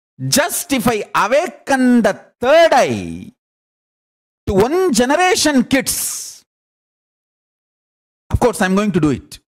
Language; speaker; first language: English; non-native, local second language; Tamil